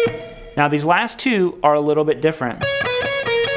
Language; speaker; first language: English; native; English